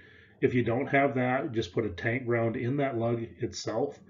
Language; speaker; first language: English; native; English